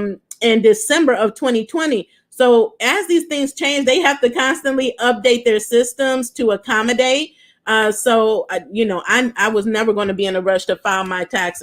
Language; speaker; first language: English; native; English